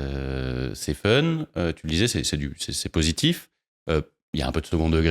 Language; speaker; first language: French; native; French